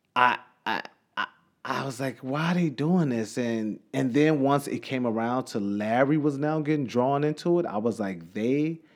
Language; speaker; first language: English; native; English